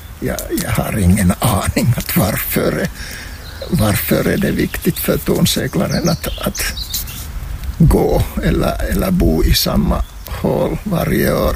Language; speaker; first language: Swedish; non-native, local second language; Finnish